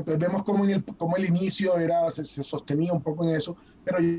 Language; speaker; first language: Spanish; native; Spanish